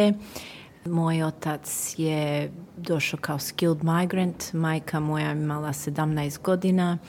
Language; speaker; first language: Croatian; early bilingual, heritage; Serbian